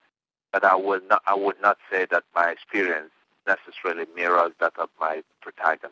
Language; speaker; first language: English; non-native, local second language; Igbo